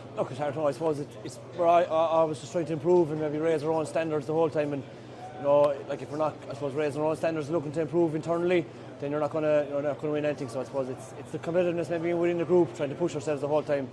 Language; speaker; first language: English; native; English